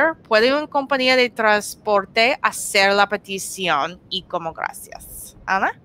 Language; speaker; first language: Spanish; non-native, learner; English